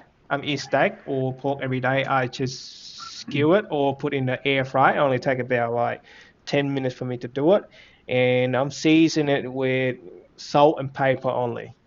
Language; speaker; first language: English; non-native, fluent; Vietnamese